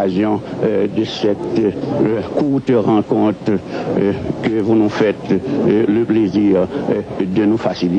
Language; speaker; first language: French; non-native, local second language; Haitian Creole